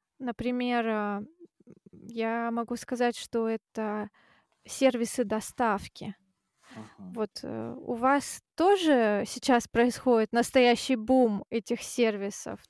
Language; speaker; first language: Russian; native; Russian